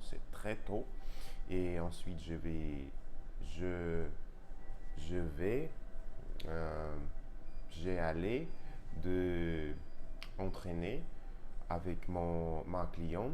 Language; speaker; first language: French; non-native, learner; Russian